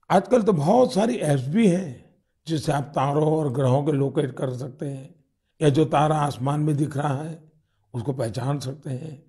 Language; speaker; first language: Hindi; non-native, local second language; Gujarati